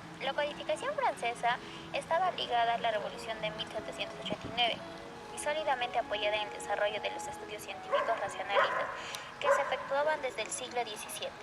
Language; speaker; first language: Spanish; native; Spanish